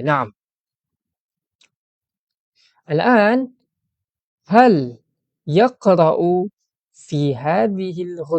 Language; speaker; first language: Arabic; non-native, fluent; Malay